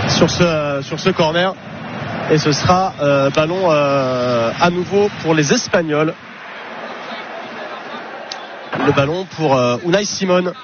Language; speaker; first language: French; native; French